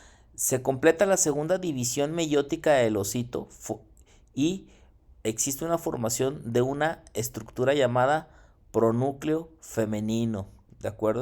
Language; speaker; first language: Spanish; native; Spanish